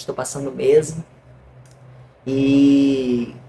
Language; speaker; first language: Portuguese; native; Portuguese